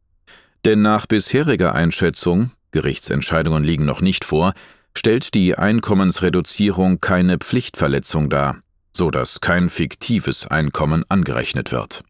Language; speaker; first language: German; native; German